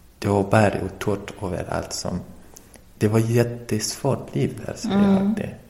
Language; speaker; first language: Swedish; non-native, learner; Persian